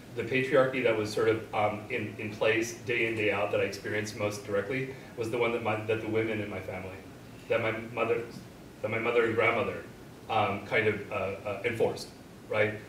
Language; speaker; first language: English; native; English